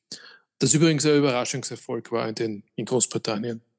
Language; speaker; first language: German; native; German